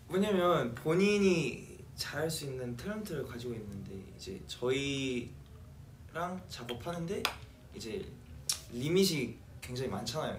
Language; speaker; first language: Korean; early bilingual, heritage; Korean